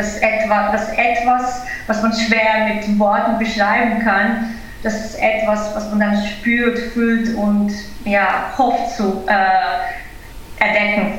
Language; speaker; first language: German; non-native, fluent; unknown